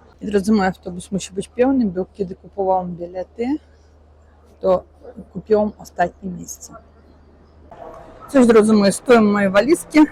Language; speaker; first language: Polish; non-native, fluent; Russian